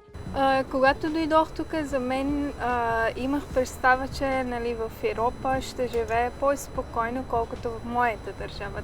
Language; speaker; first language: Bulgarian; non-native, learner; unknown